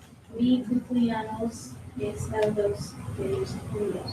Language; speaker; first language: Spanish; non-native, learner; English